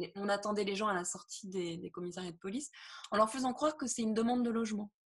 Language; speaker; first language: French; native; French